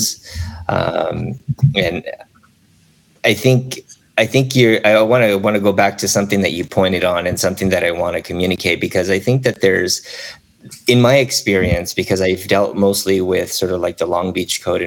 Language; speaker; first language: English; native; English